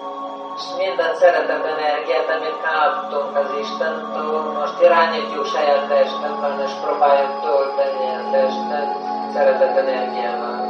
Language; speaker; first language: Hungarian; non-native, learner; Russian